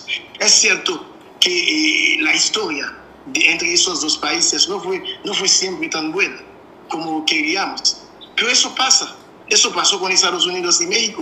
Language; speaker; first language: Spanish; non-native, fluent; Haitian Creole